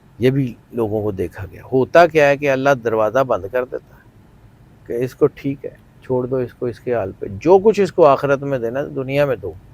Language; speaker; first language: Urdu; non-native, local second language; Punjabi